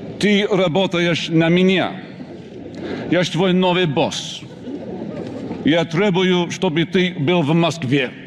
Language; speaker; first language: Russian; non-native, learner; English